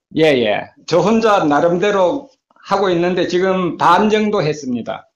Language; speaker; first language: Korean; native; Korean